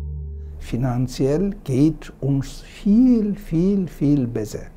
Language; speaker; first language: German; non-native, fluent; Turkish